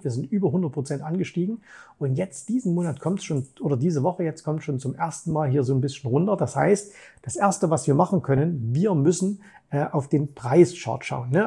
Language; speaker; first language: German; native; German